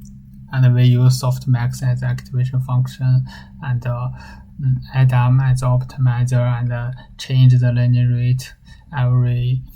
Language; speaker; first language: English; non-native, learner; Chinese